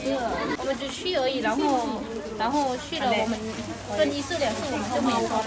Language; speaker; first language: Chinese; non-native, learner; Lao